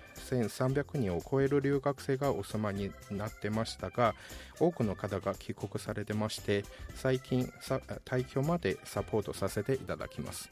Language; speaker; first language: Japanese; non-native, fluent; Chinese